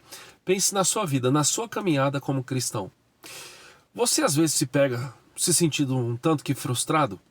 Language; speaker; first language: Portuguese; native; Portuguese